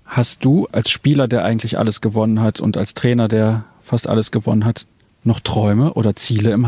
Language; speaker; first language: German; native; German